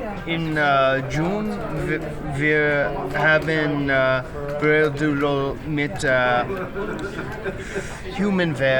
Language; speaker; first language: German; non-native, learner; English